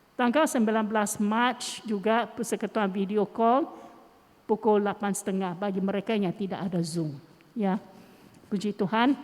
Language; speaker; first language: Malay; non-native, local second language; Chinese